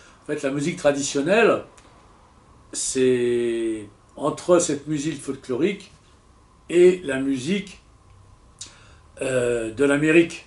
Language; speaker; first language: French; native; French